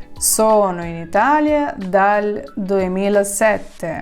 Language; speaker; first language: Italian; non-native, fluent; Ukrainian